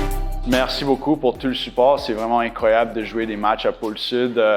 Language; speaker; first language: French; non-native, local second language; English